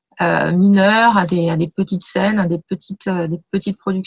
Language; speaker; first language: French; native; French